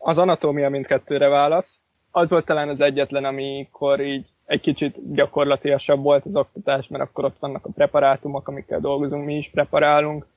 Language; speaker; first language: Hungarian; native; Hungarian